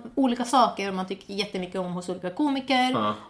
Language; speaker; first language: Swedish; native; Swedish